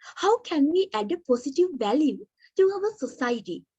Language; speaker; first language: English; non-native, local second language; Sinhala